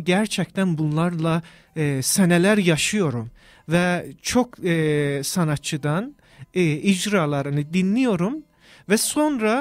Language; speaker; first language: Turkish; non-native, fluent; Persian